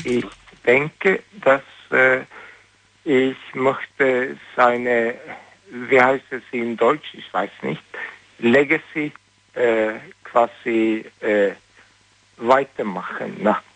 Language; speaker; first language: German; non-native, learner; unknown